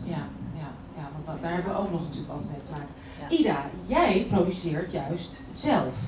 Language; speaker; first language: Dutch; native; Dutch